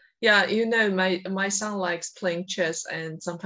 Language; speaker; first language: English; non-native, fluent; Georgian